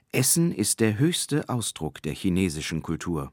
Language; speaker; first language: German; native; German